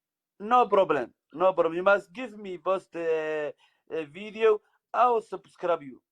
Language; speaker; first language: English; non-native, learner; Somali